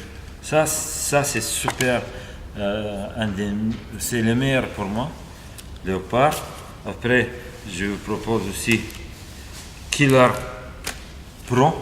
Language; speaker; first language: French; non-native, fluent; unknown